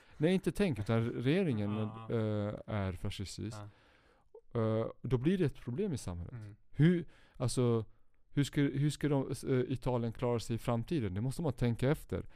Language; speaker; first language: Swedish; early bilingual, other home language; Kurdish